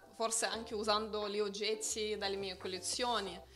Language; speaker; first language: Italian; non-native, fluent; Russian